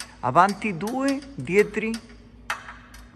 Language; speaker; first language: Italian; non-native, learner; Spanish